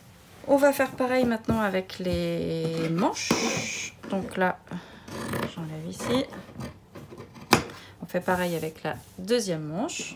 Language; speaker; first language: French; native; French